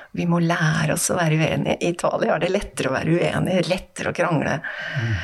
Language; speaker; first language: Norwegian; native; Norwegian